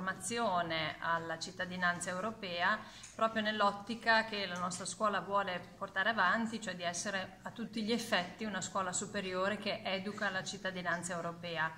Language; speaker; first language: Italian; native; Italian